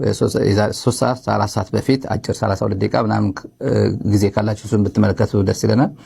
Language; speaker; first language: Amharic; non-native, local second language; Tigrinya